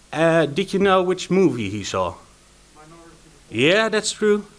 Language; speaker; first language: English; non-native, fluent; Dutch